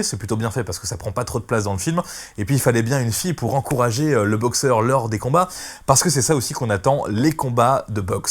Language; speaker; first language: French; native; French